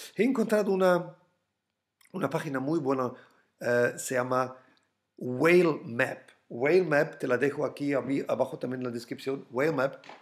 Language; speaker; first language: Spanish; non-native, fluent; German